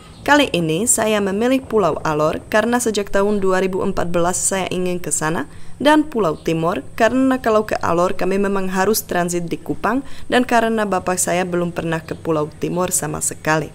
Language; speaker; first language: Indonesian; non-native, fluent; Czech